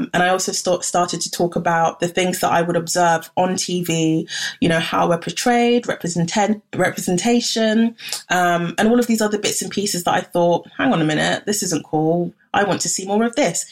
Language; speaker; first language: English; native; English